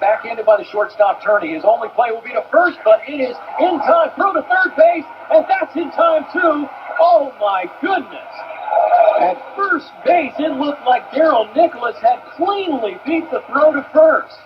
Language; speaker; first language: English; native; English